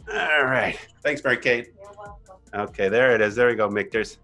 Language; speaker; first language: English; native; English